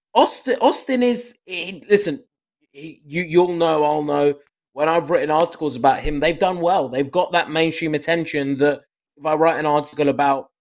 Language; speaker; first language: English; native; English